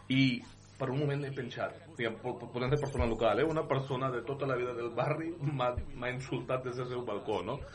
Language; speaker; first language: Catalan; non-native, fluent; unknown